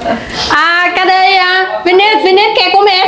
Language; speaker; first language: Portuguese; non-native, learner; Vietnamese